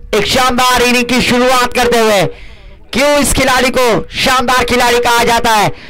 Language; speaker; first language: Hindi; non-native, local second language; Marathi